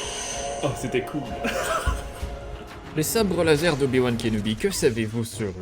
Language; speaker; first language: French; native; French